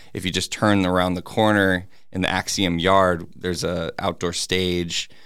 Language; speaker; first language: English; native; English